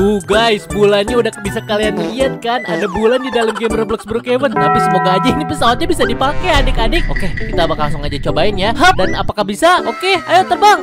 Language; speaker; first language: Indonesian; native; Indonesian